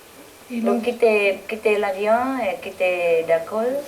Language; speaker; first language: French; non-native, learner; Vietnamese